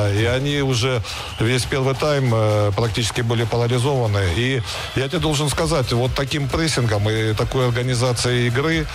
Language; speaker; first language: Russian; native; Russian